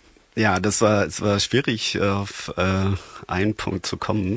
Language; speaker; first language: German; non-native, fluent; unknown